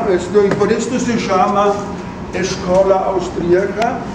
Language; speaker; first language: Portuguese; non-native, fluent; German